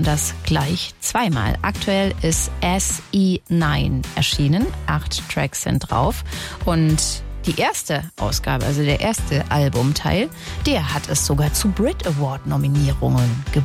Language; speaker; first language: German; native; German